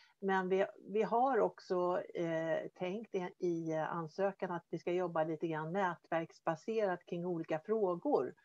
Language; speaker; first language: Swedish; native; Swedish